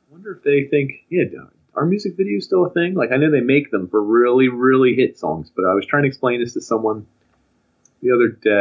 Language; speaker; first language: English; native; English